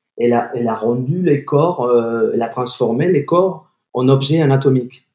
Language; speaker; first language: French; non-native, fluent; Spanish